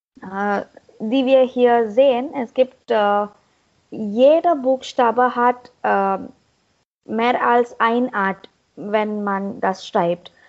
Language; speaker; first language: German; non-native, learner; Marathi